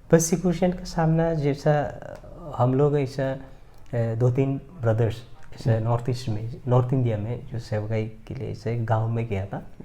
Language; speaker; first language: Hindi; non-native, local second language; Malayalam